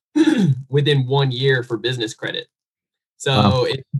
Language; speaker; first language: English; native; English